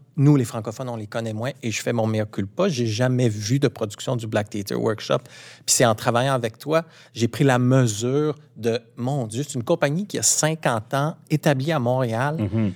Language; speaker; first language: French; native; French